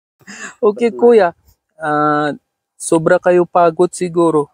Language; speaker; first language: Filipino; non-native, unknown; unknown